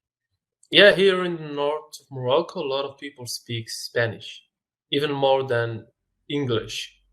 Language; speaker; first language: English; non-native, fluent; Arabic